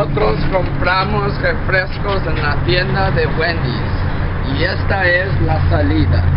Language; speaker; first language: Spanish; non-native, learner; English